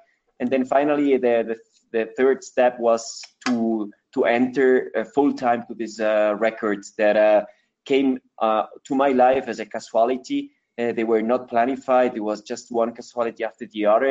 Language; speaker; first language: English; non-native, fluent; Spanish